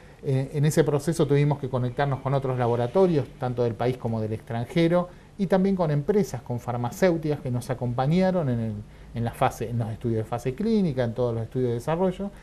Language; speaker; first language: Spanish; native; Spanish